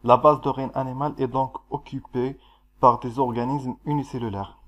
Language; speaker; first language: French; non-native, local second language; Arabic